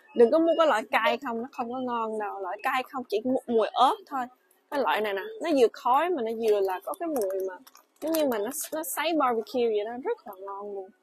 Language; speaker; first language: Vietnamese; early bilingual, heritage; Vietnamese